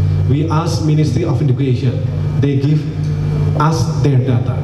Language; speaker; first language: English; non-native, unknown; Indonesian